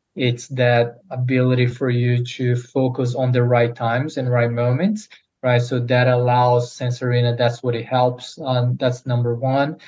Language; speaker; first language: English; non-native, fluent; Portuguese